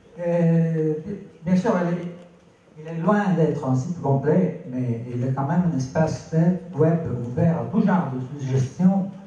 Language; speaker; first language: French; non-native, local second language; Italian